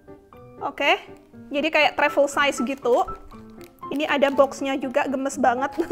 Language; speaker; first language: Indonesian; native; Indonesian